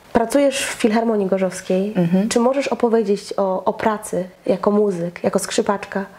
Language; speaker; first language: Polish; native; Polish